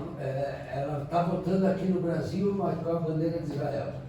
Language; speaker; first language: Portuguese; native; Portuguese